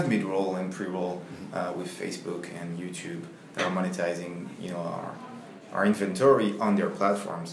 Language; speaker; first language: English; non-native, fluent; French